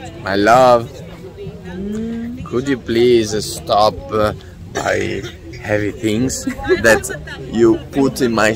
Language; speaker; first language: English; non-native, learner; Italian